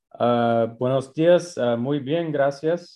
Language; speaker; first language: Spanish; non-native, learner; English